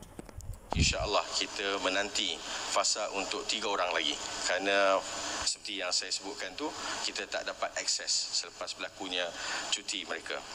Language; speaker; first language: Malay; native; Malay